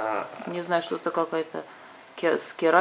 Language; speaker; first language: Russian; native; Russian